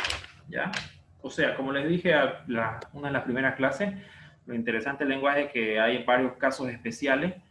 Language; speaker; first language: Spanish; native; Spanish